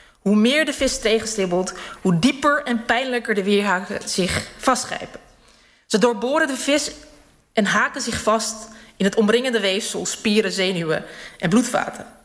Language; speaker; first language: Dutch; early bilingual, other home language; Serbian